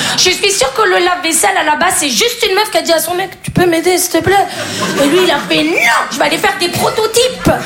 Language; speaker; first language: French; native; French